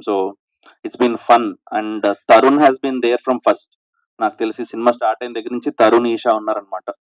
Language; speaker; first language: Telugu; native; Telugu